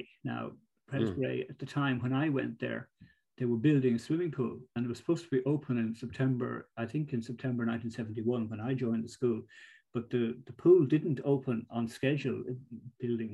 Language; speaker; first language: English; native; English